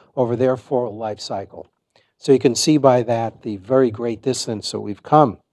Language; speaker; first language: English; native; English